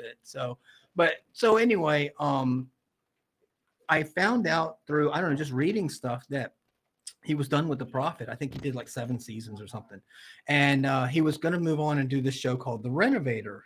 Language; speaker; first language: English; native; English